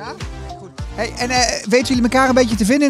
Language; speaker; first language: Dutch; native; Dutch